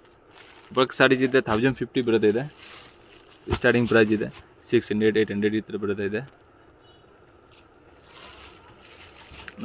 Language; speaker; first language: Kannada; non-native, local second language; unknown